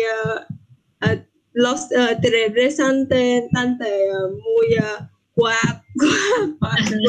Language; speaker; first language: Spanish; non-native, learner; Vietnamese